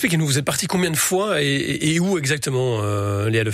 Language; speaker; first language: French; native; French